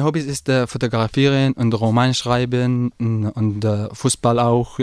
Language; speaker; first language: German; non-native, learner; Arabic